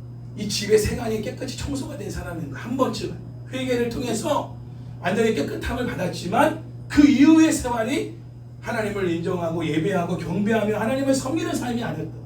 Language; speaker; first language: Korean; native; Korean